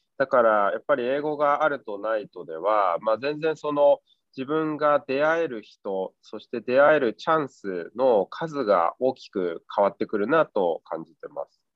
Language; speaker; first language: Japanese; native; Japanese